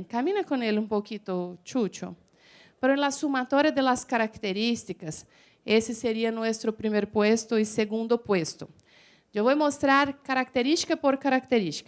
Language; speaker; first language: Spanish; non-native, fluent; Portuguese